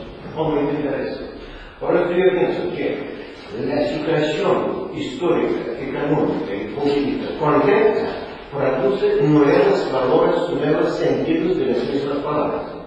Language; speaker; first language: Spanish; non-native, learner; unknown